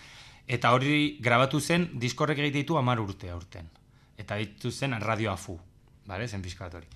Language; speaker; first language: Basque; non-native, local second language; Spanish